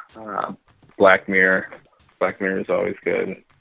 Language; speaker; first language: English; native; English